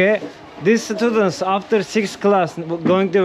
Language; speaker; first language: English; non-native, learner; Turkish